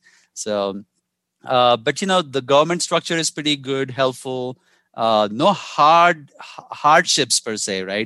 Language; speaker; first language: English; non-native, local second language; Hindi